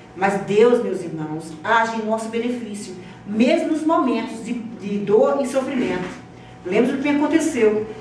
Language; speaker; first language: Portuguese; native; Portuguese